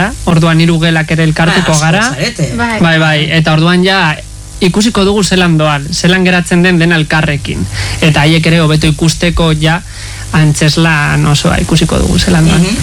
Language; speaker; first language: Basque; native; Basque